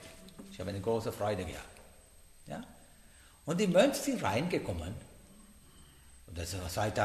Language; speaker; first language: German; non-native, fluent; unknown